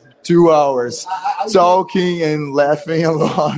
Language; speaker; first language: English; non-native, learner; Portuguese